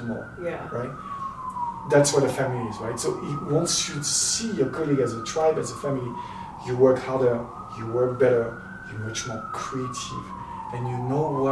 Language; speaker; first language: English; non-native, fluent; French